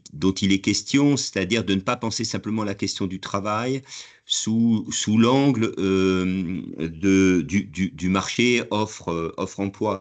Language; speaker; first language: French; native; French